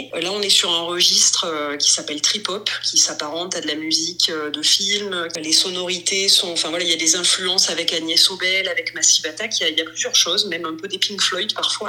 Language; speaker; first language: French; native; French